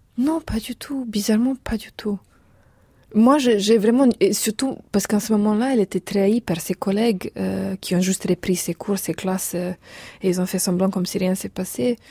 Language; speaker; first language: French; non-native, fluent; Serbian